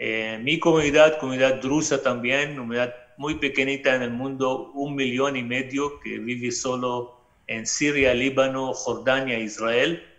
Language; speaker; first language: Spanish; non-native, fluent; Arabic